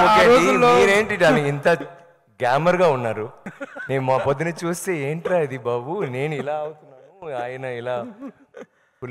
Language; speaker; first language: Telugu; non-native, learner; Tamil